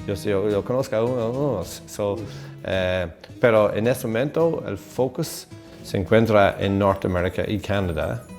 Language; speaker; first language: Spanish; non-native, fluent; English